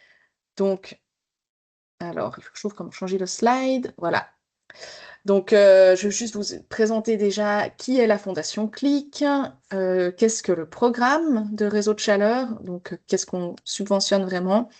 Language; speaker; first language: French; native; French